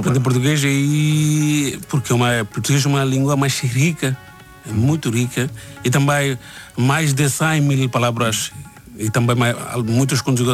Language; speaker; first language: Portuguese; non-native, learner; Bangla